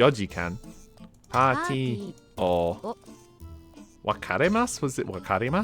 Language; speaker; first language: Japanese; non-native, learner; English